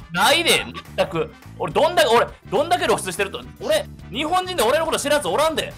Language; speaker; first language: Japanese; native; Japanese